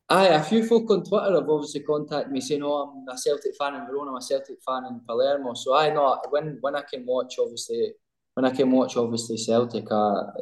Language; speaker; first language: English; native; English